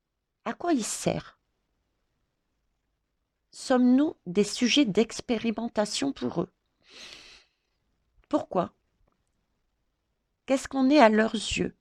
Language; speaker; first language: French; native; French